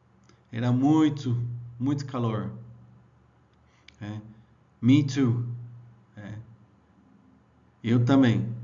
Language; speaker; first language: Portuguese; non-native, learner; English